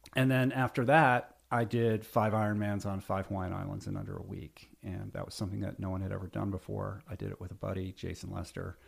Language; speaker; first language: English; native; English